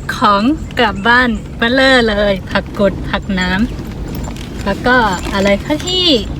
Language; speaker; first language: Thai; non-native, local second language; Shan